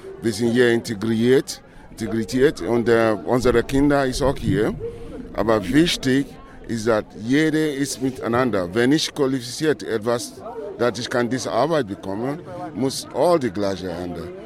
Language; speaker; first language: German; non-native, learner; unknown